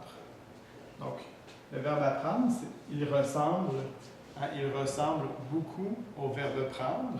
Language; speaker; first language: French; native; French